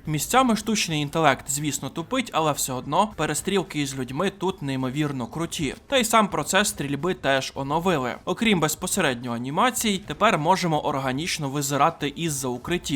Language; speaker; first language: Ukrainian; native; Ukrainian